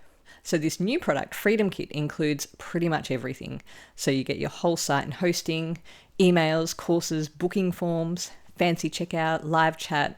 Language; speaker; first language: English; native; English